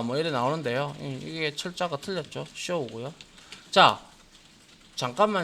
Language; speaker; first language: Korean; native; Korean